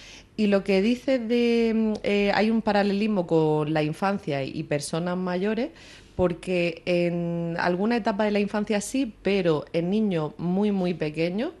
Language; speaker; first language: Spanish; native; Spanish